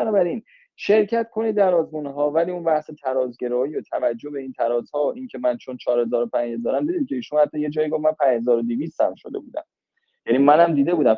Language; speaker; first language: Persian; native; Persian